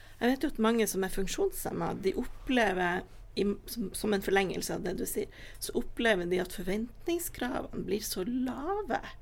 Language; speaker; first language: Norwegian; native; Norwegian